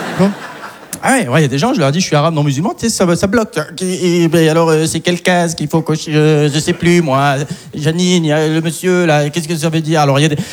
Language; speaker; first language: French; non-native, local second language; Arabic